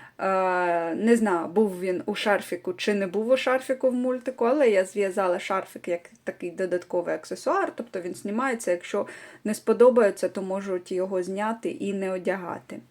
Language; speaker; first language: Ukrainian; non-native, local second language; Russian